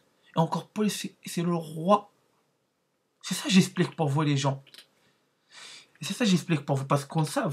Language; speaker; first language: French; non-native, learner; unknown